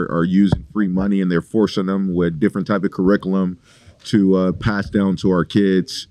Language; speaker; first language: English; native; English